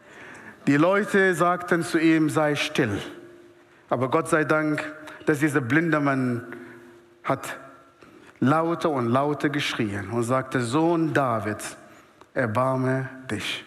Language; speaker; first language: German; non-native, fluent; Arabic